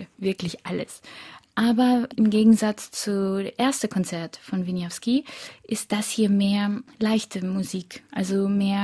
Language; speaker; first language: German; early bilingual, other home language; Korean